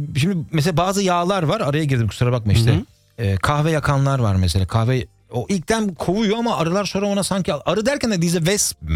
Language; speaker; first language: Turkish; early bilingual, heritage; Turkish